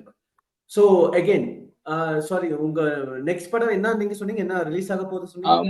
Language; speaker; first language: Tamil; early bilingual, heritage; Tamil